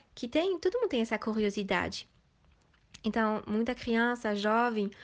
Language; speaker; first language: Portuguese; early bilingual, heritage; Portuguese